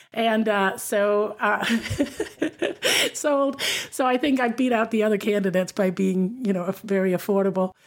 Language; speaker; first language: English; non-native, fluent; Danish